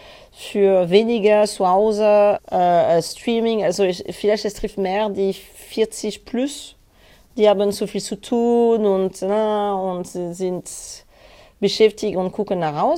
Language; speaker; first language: German; non-native, learner; French